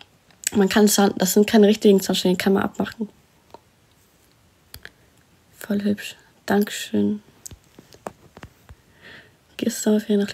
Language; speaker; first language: German; early bilingual, other home language; Arabic